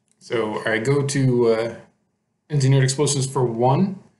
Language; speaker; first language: English; native; English